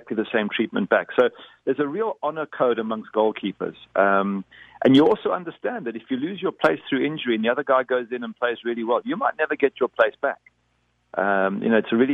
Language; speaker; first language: English; native; English